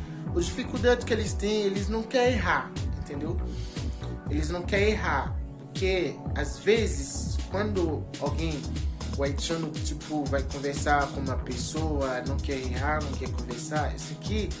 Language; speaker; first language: Portuguese; non-native, learner; Haitian Creole